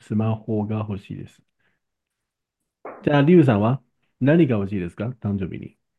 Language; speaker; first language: Japanese; non-native, fluent; Chinese